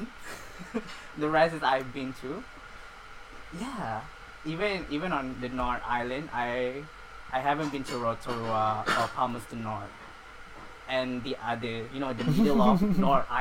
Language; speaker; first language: English; non-native, local second language; Malay